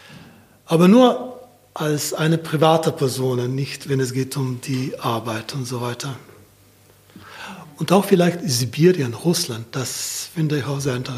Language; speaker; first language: German; non-native, fluent; Slovenian